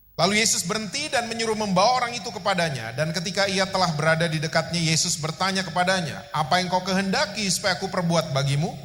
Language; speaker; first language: Indonesian; native; Indonesian